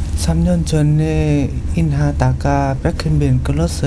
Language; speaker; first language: Korean; non-native, learner; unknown